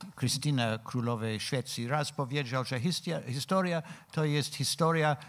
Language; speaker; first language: Polish; non-native, fluent; English